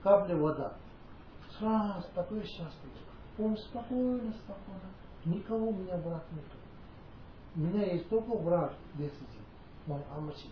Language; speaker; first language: Russian; non-native, learner; Tibetan